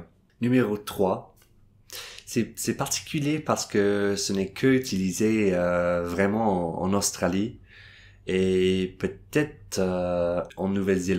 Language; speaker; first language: French; non-native, fluent; English